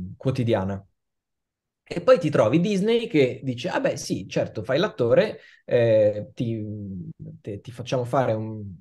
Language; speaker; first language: Italian; native; Italian